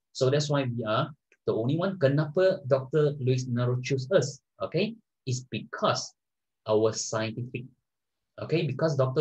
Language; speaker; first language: English; non-native, local second language; Malay